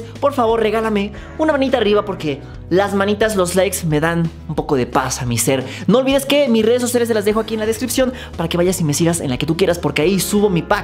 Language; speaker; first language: Spanish; native; Spanish